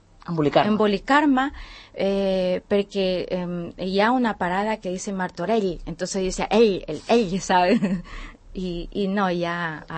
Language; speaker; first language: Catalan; non-native, learner; Spanish